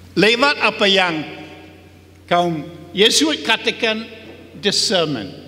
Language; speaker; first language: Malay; non-native, fluent; English